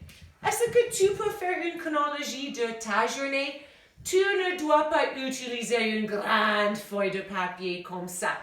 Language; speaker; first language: French; non-native, fluent; English